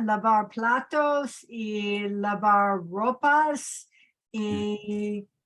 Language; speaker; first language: Spanish; non-native, learner; English